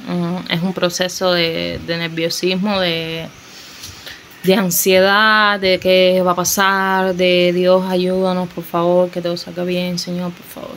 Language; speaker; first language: Spanish; native; Spanish